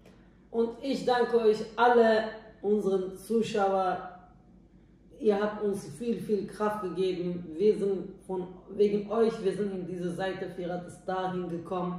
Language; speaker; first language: German; non-native, learner; Turkish